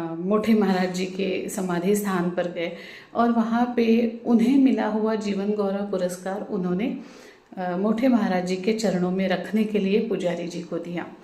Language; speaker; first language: Hindi; non-native, local second language; Marathi